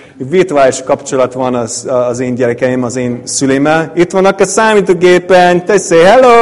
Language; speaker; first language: Hungarian; non-native, fluent; English